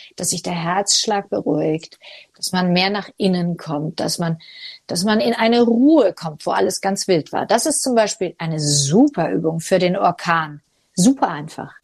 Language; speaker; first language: German; native; German